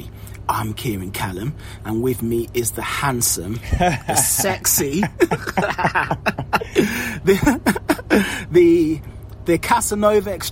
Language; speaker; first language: English; native; English